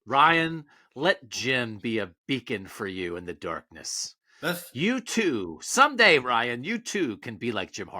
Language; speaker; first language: English; native; English